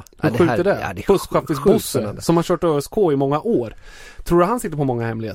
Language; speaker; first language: Swedish; native; Swedish